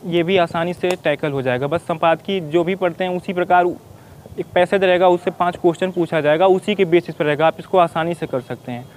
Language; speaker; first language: Hindi; native; Hindi